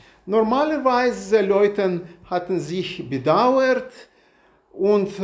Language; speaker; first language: German; non-native, learner; Russian